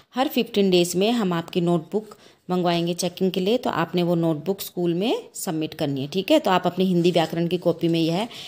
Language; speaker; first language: Hindi; native; Hindi